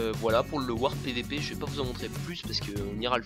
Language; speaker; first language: French; native; French